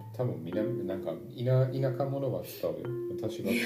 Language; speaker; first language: Japanese; non-native, fluent; German